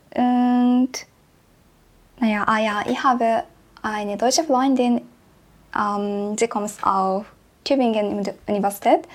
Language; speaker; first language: German; non-native, learner; Japanese